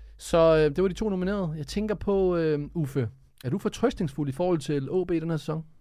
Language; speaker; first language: Danish; early bilingual, other home language; Serbian